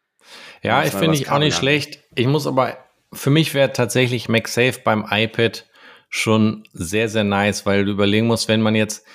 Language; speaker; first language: German; native; German